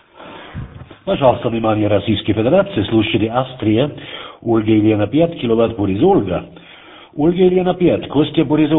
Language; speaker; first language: Russian; non-native, learner; German